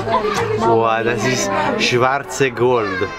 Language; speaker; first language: German; non-native, fluent; Italian